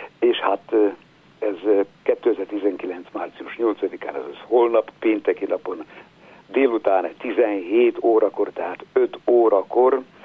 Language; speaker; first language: Hungarian; native; Hungarian